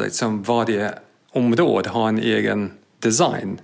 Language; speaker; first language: Swedish; non-native, fluent; English